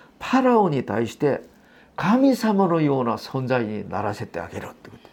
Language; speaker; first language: Japanese; non-native, fluent; Korean